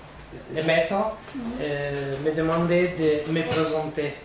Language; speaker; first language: French; non-native, fluent; Italian